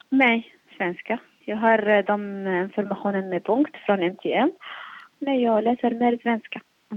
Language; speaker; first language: Swedish; non-native, fluent; Arabic